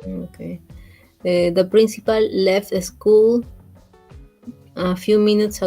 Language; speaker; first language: English; non-native, learner; Spanish